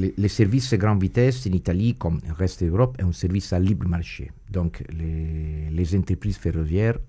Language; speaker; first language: French; non-native, fluent; Italian